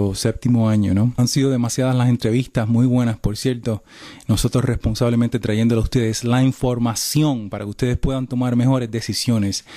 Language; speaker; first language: Spanish; native; Spanish